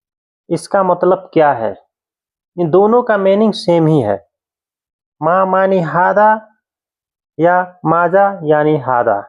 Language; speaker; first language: Hindi; native; Hindi